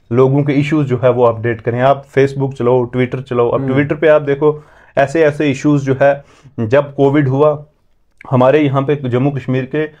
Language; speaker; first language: Hindi; native; Hindi